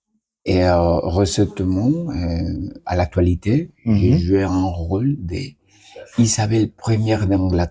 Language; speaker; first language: French; non-native, learner; Spanish